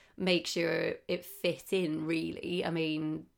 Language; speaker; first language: English; native; English